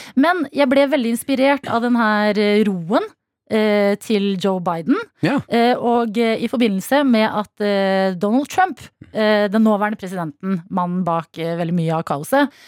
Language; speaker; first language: Norwegian; native; Norwegian